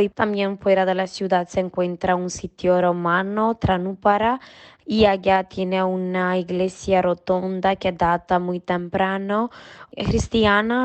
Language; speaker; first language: Spanish; non-native, fluent; Macedonian